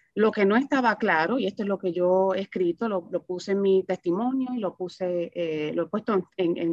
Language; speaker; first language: Spanish; native; Spanish